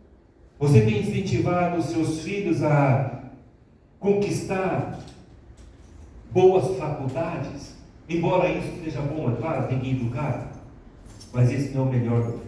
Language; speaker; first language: Portuguese; native; Portuguese